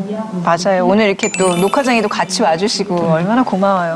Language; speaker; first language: Korean; native; Korean